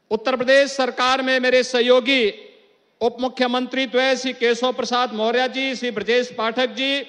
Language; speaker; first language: Hindi; native; Hindi